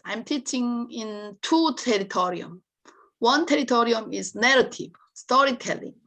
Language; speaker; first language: English; non-native, learner; Korean